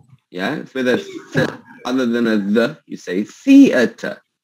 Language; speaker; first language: English; native; English